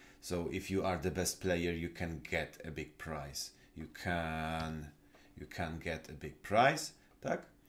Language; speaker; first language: English; non-native, fluent; Polish